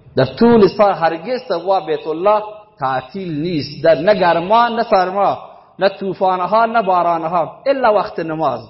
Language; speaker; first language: Persian; non-native, local second language; Baluchi